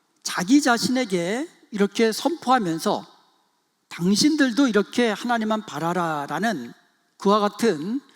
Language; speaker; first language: Korean; native; Korean